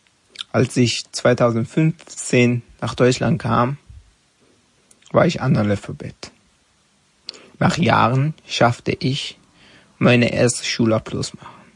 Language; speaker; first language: German; non-native, learner; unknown